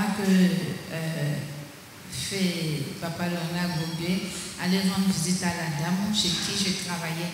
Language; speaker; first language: French; non-native, local second language; Baoulé